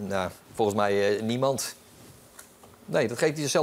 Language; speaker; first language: Dutch; native; Dutch